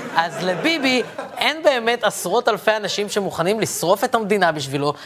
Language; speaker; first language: Hebrew; early bilingual, other home language; Arabic